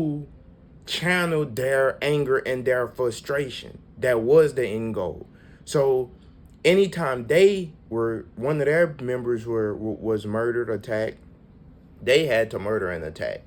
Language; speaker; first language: English; native; English